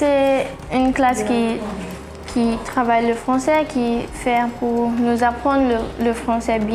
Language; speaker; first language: French; non-native, learner; Portuguese